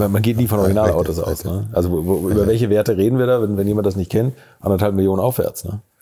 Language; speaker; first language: German; native; German